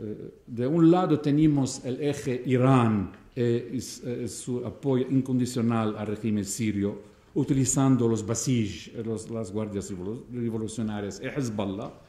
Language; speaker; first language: Spanish; non-native, fluent; Arabic